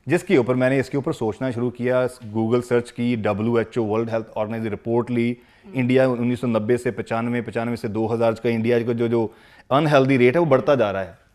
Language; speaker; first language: Hindi; non-native, local second language; Punjabi